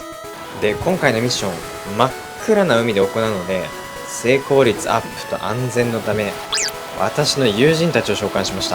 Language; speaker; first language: Japanese; native; Japanese